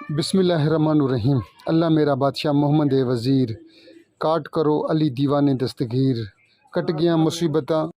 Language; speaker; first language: Urdu; non-native, local second language; Sindhi